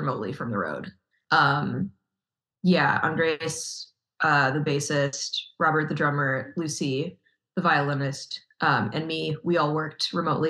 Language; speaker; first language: English; native; English